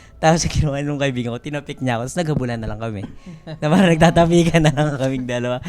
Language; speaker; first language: Filipino; non-native, local second language; Aklanon